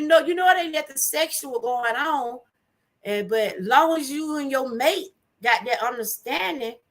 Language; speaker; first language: English; native; English